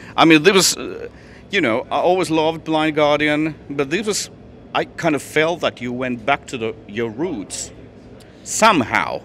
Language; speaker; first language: English; non-native, fluent; Finnish